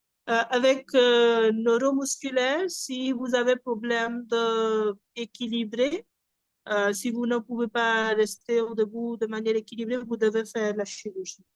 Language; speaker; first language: French; non-native, fluent; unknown